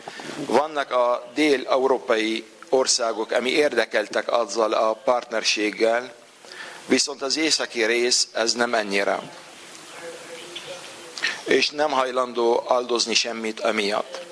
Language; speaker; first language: Hungarian; non-native, fluent; Arabic